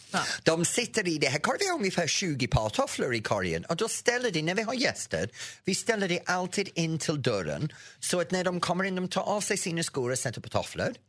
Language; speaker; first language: Swedish; non-native, fluent; English